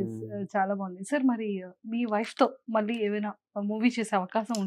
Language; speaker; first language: Telugu; native; Telugu